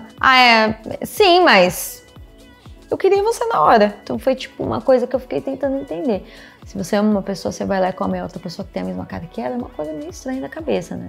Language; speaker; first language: Portuguese; native; Portuguese